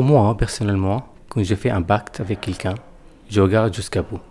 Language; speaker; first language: French; non-native, fluent; Arabic